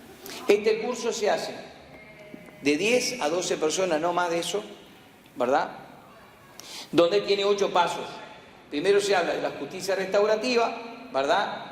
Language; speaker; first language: Spanish; native; Spanish